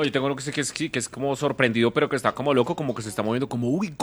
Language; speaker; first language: Spanish; native; Spanish